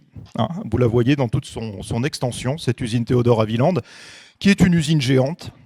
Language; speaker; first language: French; native; French